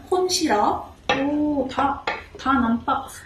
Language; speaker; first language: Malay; non-native, learner; Korean